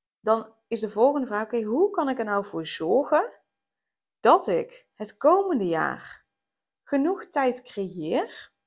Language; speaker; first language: Dutch; native; Dutch